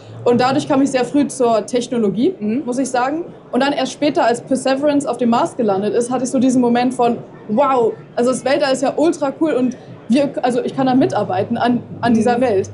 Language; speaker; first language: German; native; German